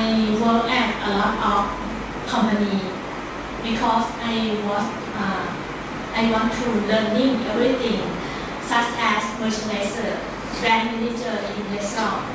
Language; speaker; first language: English; non-native, learner; Thai